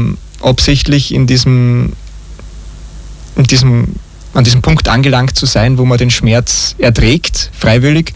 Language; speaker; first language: German; native; German